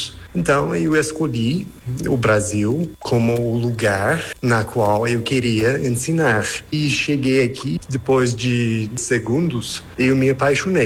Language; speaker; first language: Portuguese; non-native, fluent; English